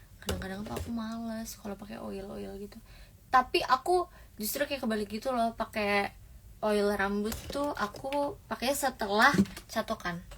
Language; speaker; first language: Indonesian; native; Indonesian